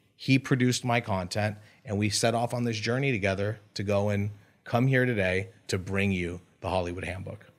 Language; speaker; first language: English; native; English